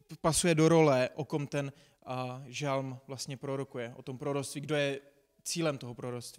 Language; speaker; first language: Czech; non-native, fluent; English